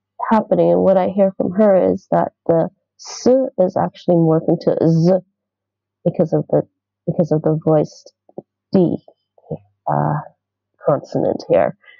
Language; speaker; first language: English; native; English